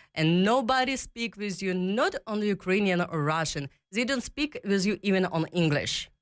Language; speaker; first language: English; non-native, learner; Ukrainian